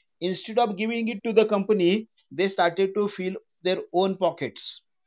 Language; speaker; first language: English; non-native, local second language; Marathi